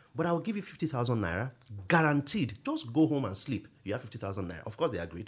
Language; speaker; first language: English; non-native, local second language; Yoruba